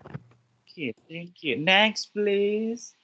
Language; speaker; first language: English; non-native, fluent; Indonesian